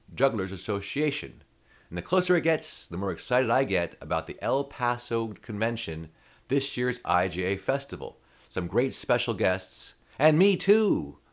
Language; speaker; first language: English; native; English